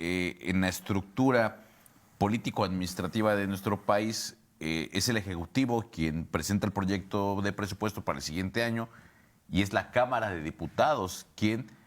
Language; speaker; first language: Spanish; native; Spanish